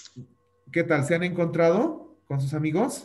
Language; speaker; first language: Spanish; native; Spanish